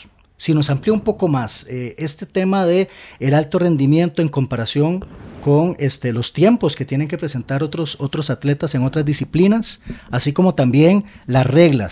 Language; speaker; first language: Spanish; native; Spanish